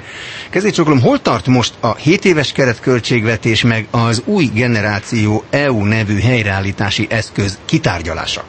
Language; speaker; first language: Hungarian; native; Hungarian